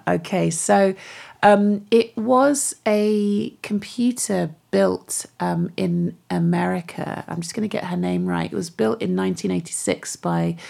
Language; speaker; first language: English; native; English